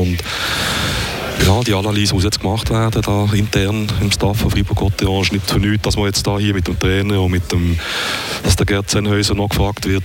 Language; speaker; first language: German; native; German